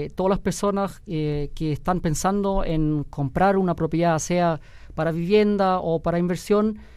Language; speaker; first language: Spanish; early bilingual, heritage; Spanish